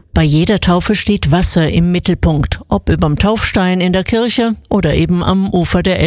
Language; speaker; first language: German; native; German